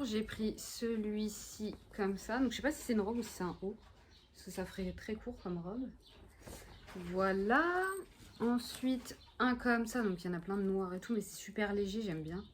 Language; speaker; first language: French; native; French